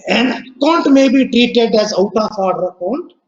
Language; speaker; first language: English; non-native, local second language; Kannada